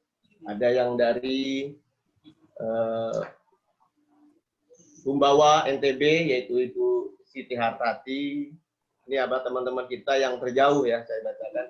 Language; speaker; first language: Indonesian; native; Indonesian